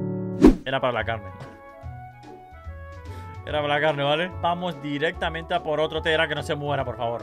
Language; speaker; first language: Spanish; native; Spanish